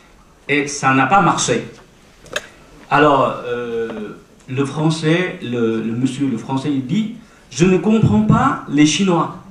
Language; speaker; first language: French; non-native, fluent; Chinese